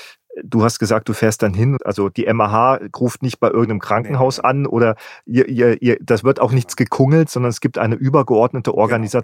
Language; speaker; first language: German; native; German